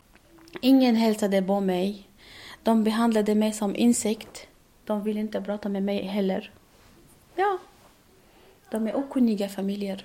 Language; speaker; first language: Swedish; non-native, learner; Arabic